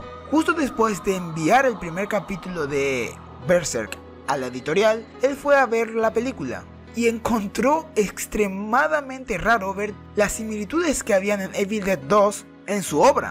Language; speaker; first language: Spanish; native; Spanish